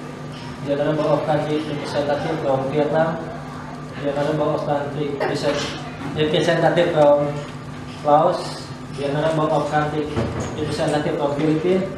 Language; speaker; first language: English; non-native, learner; Indonesian